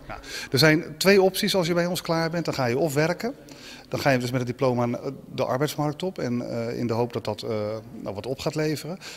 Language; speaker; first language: Dutch; native; Dutch